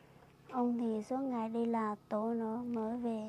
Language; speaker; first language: Vietnamese; non-native, local second language; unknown